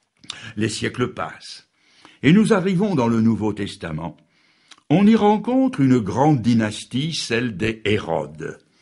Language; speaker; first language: French; native; French